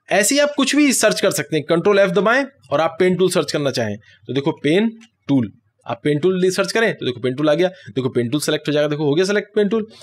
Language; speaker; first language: Hindi; native; Hindi